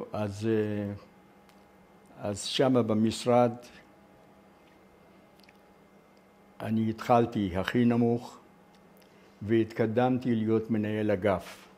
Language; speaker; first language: Hebrew; non-native, fluent; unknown